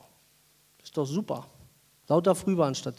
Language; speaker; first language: German; native; German